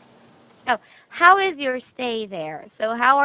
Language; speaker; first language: English; non-native, fluent; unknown